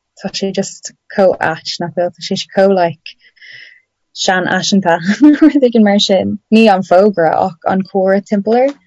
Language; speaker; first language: Irish; non-native, local second language; English